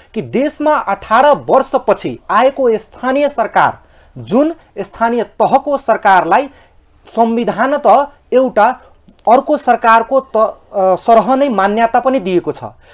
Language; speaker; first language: Nepali; non-native, local second language; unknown